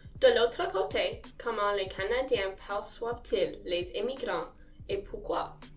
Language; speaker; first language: French; non-native, local second language; English